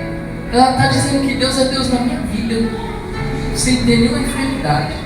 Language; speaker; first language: Portuguese; native; Portuguese